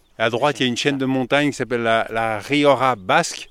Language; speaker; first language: French; native; French